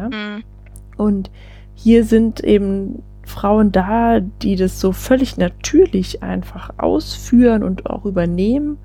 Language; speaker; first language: German; native; German